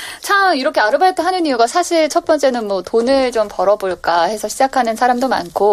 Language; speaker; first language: Korean; native; Korean